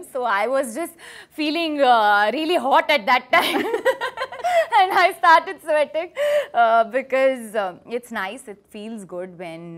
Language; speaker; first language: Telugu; non-native, fluent; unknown